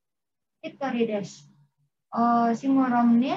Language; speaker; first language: Japanese; non-native, learner; Indonesian